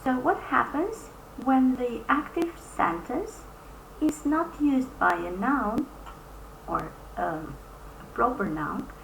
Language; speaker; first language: English; non-native, fluent; Albanian